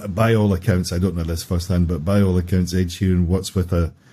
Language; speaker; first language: English; native; English